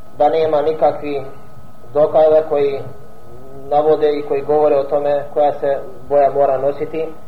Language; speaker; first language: Bosnian; non-native, fluent; Arabic